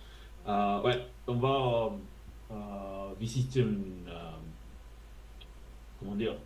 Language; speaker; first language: French; non-native, fluent; Spanish